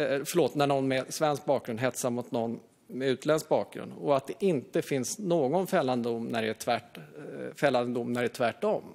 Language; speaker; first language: Swedish; native; Swedish